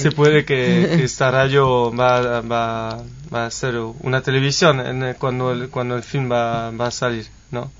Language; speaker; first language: Spanish; non-native, fluent; French